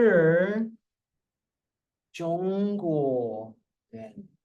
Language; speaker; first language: Chinese; non-native, fluent; English